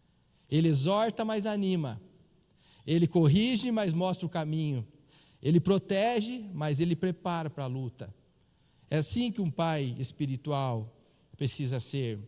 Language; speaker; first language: Portuguese; native; Portuguese